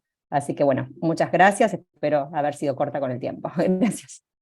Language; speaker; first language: Spanish; native; Spanish